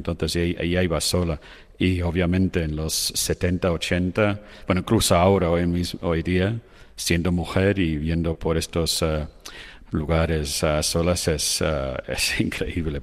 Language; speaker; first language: Spanish; non-native, fluent; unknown